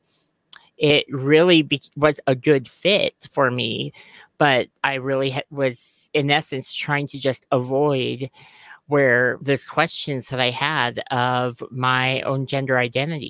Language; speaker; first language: English; native; English